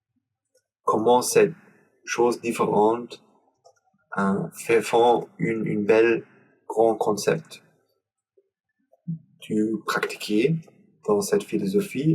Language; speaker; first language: French; non-native, learner; German